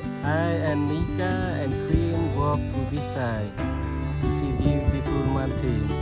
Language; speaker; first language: English; non-native, learner; Vietnamese